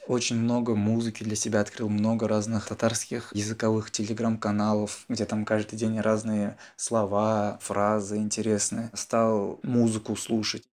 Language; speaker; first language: Russian; native; Russian